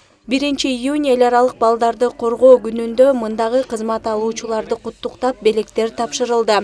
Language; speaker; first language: Kyrgyz; native; Kyrgyz